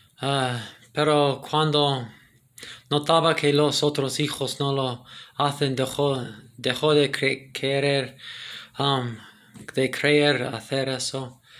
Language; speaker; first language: Spanish; non-native, fluent; English